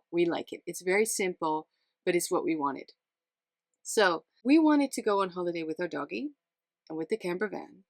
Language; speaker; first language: English; non-native, fluent; Dutch